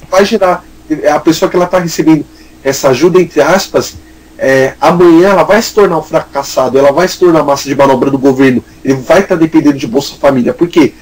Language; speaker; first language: Portuguese; native; Portuguese